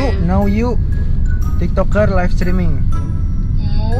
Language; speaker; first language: English; non-native, learner; Indonesian